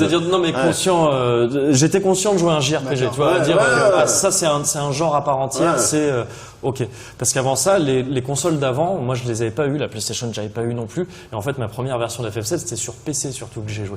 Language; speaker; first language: French; native; French